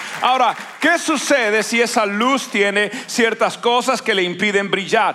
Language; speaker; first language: Spanish; native; Spanish